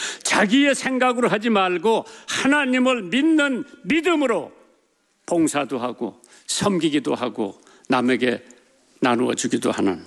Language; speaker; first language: Korean; native; Korean